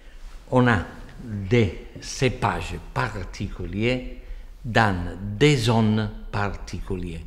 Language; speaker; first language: French; non-native, fluent; Italian